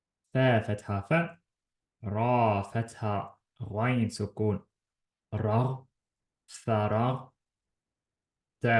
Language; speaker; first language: Arabic; non-native, fluent; Estonian